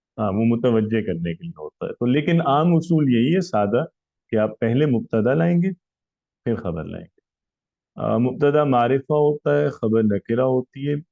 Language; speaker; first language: Urdu; native; Urdu